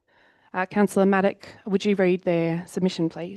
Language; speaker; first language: English; native; English